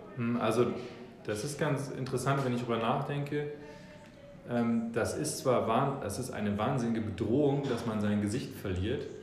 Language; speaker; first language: German; early bilingual, other home language; English